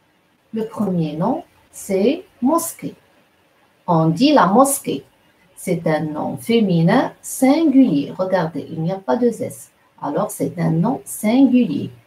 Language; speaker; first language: French; non-native, local second language; Arabic